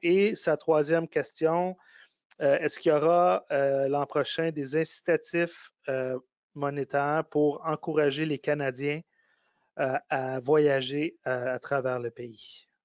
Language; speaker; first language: French; native; French